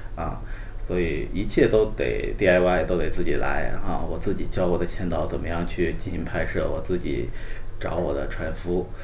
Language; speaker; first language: Chinese; native; Chinese